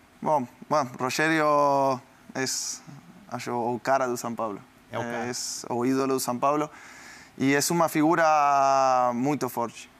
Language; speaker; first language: Portuguese; non-native, learner; Spanish